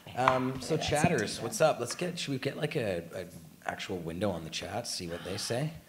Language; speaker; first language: English; native; English